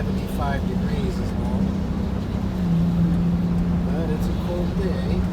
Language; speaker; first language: English; native; English